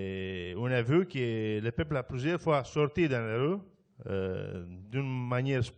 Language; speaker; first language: French; non-native, fluent; Greek